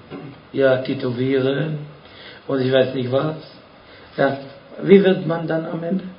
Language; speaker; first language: German; non-native, fluent; Arabic